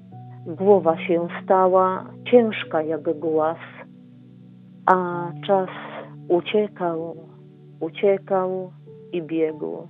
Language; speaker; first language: Polish; native; Polish